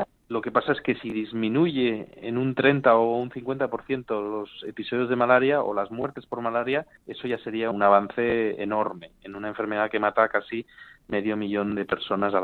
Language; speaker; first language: Spanish; native; Spanish